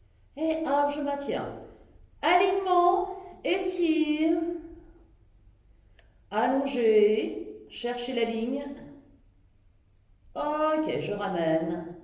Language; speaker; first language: French; native; French